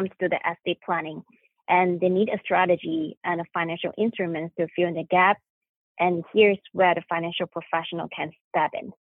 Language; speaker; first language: English; non-native, local second language; Chinese